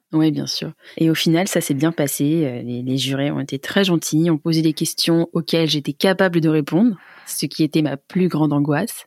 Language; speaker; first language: French; native; French